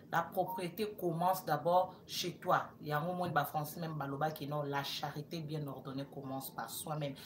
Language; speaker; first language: French; non-native, local second language; Lingala